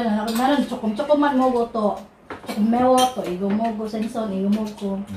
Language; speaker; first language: Korean; non-native, local second language; Filipino